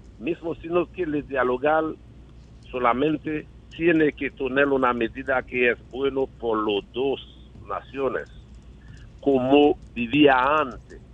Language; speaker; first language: Spanish; non-native, learner; Haitian Creole